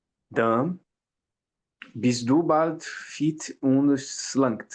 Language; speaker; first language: German; non-native, learner; Portuguese